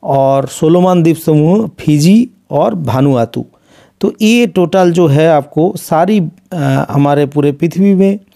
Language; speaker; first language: Hindi; non-native, local second language; Bangla